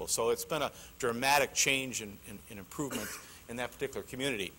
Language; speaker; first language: English; native; English